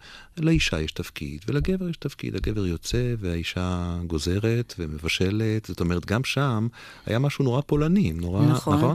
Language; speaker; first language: Hebrew; native; Hebrew